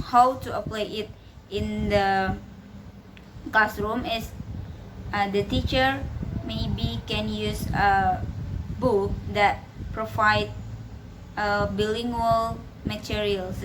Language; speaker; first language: English; non-native, learner; Indonesian